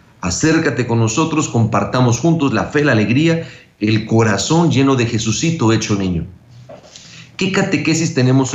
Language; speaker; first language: Spanish; native; Spanish